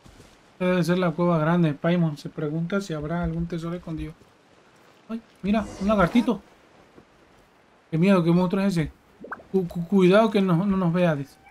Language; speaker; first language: Spanish; native; Spanish